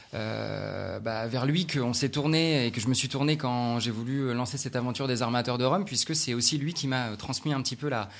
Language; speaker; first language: French; native; French